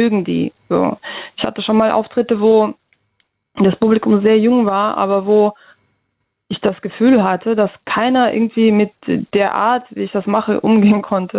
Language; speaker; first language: German; early bilingual, other home language; Russian